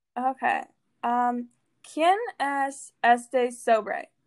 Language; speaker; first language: Spanish; non-native, learner; English